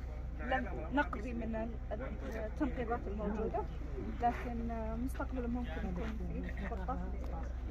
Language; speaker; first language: Arabic; native; Arabic